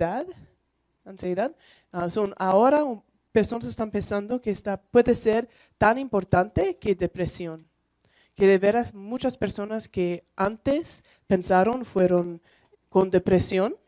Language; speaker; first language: Spanish; non-native, learner; English